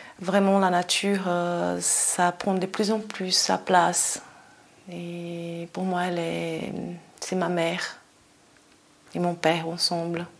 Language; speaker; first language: French; non-native, fluent; Portuguese